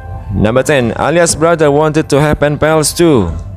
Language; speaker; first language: English; non-native, fluent; Indonesian